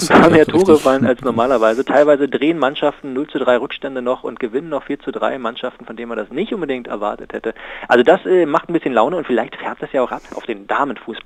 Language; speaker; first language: German; native; German